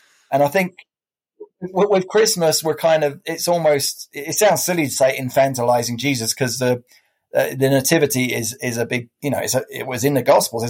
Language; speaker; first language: English; native; English